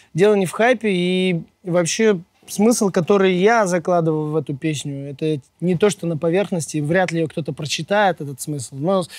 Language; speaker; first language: Russian; native; Russian